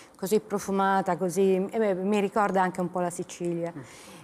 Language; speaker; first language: Italian; native; Italian